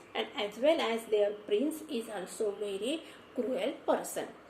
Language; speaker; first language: English; non-native, local second language; Marathi